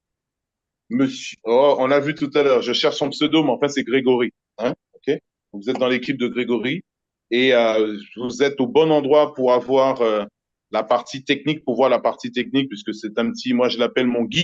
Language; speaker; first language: French; native; French